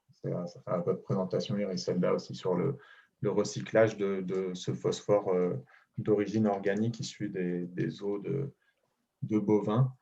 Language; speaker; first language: French; native; French